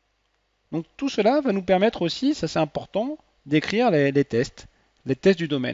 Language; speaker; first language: French; native; French